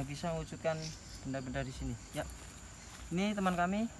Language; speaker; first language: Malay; non-native, local second language; Javanese